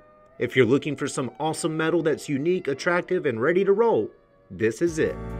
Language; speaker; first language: English; native; English